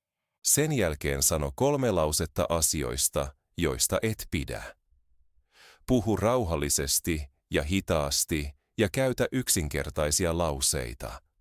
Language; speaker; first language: Finnish; non-native, fluent; Spanish